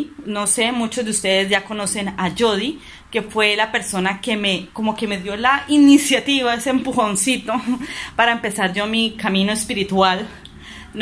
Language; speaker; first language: Spanish; native; Spanish